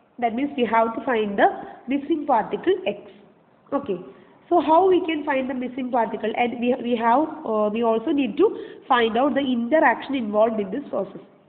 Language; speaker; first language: English; non-native, local second language; Malayalam